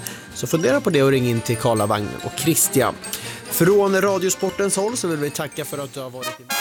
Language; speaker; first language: Swedish; native; Swedish